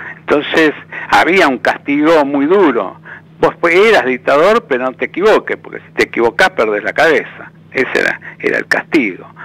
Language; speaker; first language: Spanish; native; Spanish